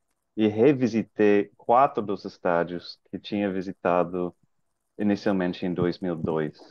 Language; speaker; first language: Portuguese; non-native, fluent; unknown